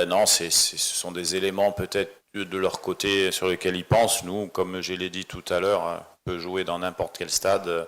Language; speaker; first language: French; native; French